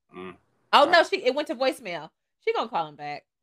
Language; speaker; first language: English; native; English